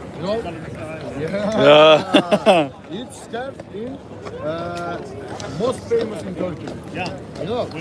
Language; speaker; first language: English; non-native, learner; Turkish